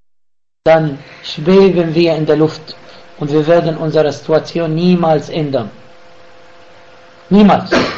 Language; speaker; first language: German; non-native, fluent; Arabic